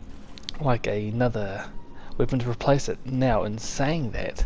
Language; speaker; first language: English; native; English